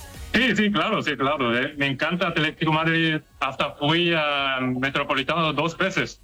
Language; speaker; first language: Spanish; non-native, fluent; Korean